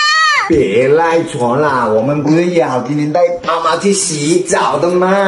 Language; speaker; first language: Chinese; native; Chinese